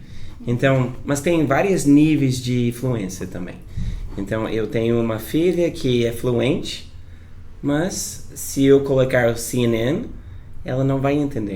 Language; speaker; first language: Portuguese; non-native, fluent; English